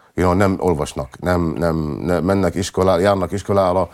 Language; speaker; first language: Hungarian; non-native, learner; English